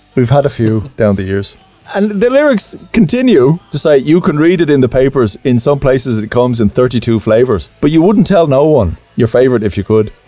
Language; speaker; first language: English; native; English